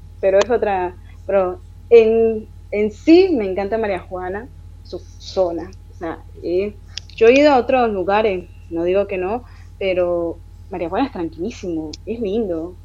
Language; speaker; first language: Spanish; native; Spanish